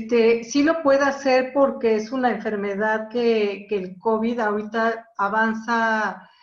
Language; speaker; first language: Spanish; native; Spanish